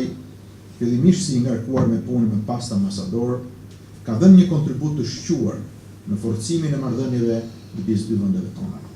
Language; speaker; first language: Albanian; native; Albanian